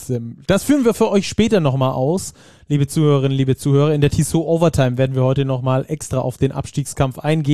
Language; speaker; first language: German; native; German